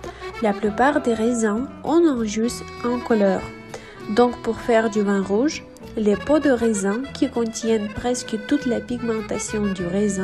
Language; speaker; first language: French; non-native, learner; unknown